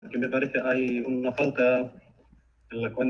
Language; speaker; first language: Spanish; non-native, fluent; Arabic